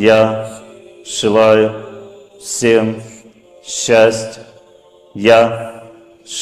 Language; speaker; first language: Russian; native; Russian